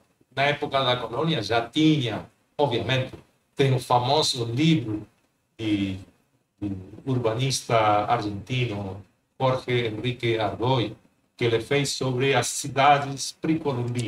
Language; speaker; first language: Portuguese; non-native, fluent; Spanish